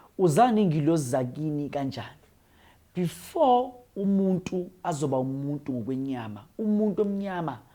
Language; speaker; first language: Zulu; non-native, local second language; Northern Sotho